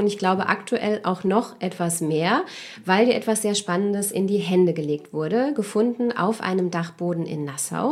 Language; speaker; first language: German; native; German